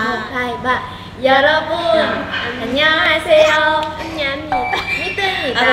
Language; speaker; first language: Korean; non-native, learner; Vietnamese